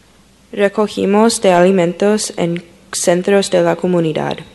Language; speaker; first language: Spanish; non-native, learner; English